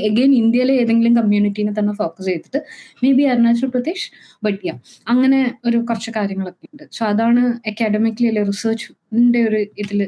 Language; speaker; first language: Malayalam; native; Malayalam